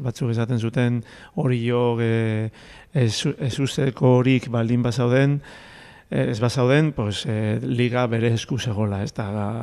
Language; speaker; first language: Basque; native; Basque